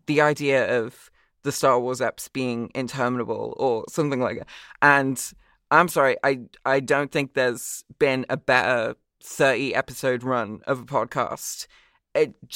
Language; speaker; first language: English; native; English